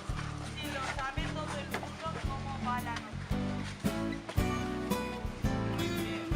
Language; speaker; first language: Spanish; non-native, learner; English